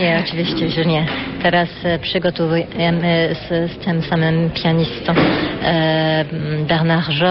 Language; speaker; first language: Polish; early bilingual, heritage; Polish